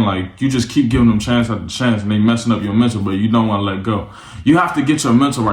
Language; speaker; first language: English; native; English